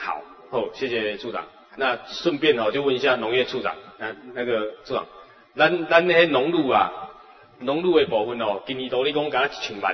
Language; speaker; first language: Chinese; native; Chinese